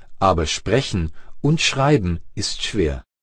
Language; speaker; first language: German; native; German